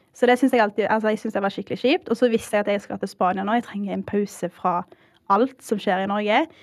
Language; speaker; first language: Norwegian; early bilingual, heritage; Norwegian